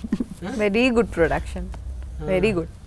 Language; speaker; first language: Telugu; non-native, learner; Bangla